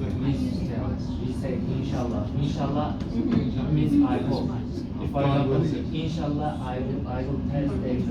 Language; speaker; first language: English; non-native, learner; Arabic